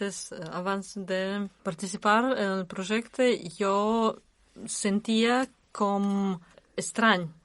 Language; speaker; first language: Catalan; non-native, learner; Russian